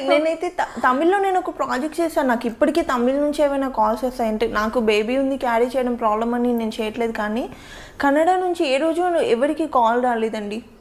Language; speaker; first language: Telugu; native; Telugu